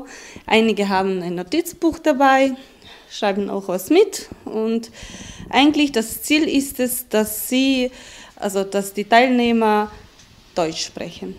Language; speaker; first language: German; non-native, fluent; Ukrainian